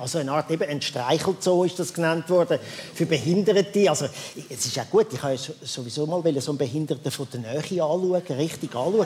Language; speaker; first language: German; native; German